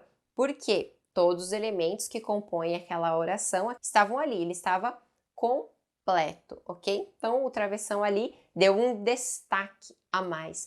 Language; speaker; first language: Portuguese; native; Portuguese